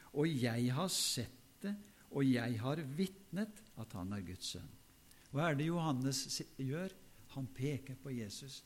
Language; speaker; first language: Norwegian; native; Norwegian